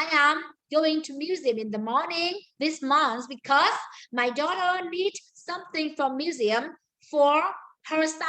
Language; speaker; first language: English; non-native, learner; Vietnamese